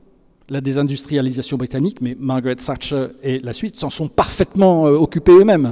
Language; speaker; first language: French; native; French